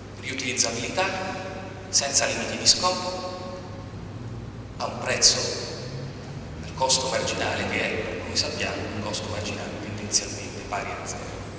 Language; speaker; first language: Italian; native; Italian